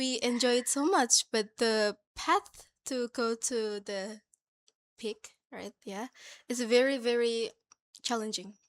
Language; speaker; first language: English; non-native, learner; Indonesian